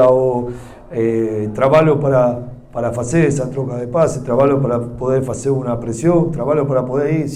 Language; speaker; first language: Portuguese; non-native, learner; Spanish